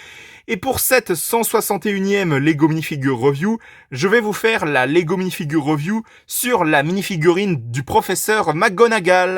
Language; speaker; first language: French; native; French